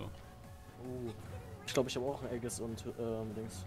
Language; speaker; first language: German; native; German